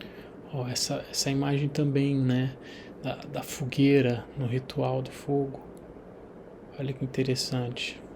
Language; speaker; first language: Portuguese; native; Portuguese